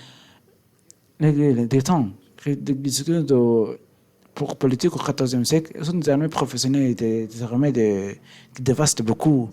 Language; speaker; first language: French; non-native, learner; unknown